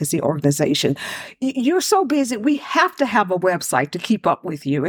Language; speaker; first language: English; native; English